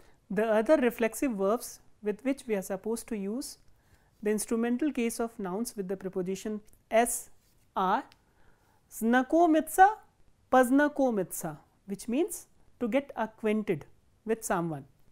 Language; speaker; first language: English; non-native, local second language; Hindi